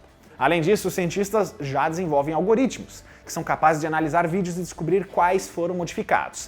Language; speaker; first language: Portuguese; native; Portuguese